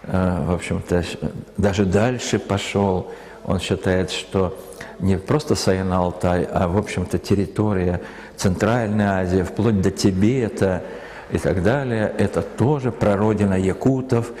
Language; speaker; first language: Russian; native; Russian